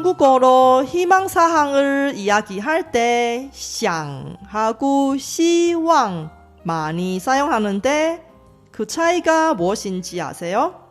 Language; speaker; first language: Korean; non-native, fluent; Chinese